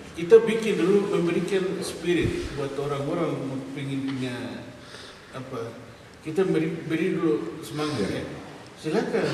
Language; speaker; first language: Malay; non-native, local second language; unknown